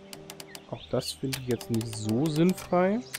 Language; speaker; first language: German; native; German